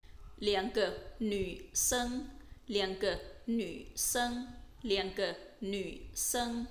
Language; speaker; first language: Chinese; non-native, fluent; Thai